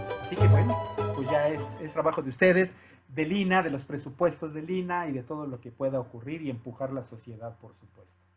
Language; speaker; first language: Spanish; native; Spanish